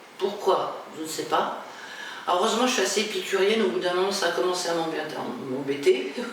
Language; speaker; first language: French; native; French